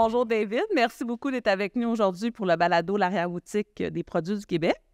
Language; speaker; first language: French; native; French